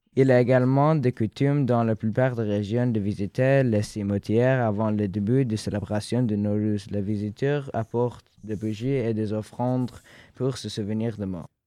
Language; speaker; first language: French; non-native, fluent; Persian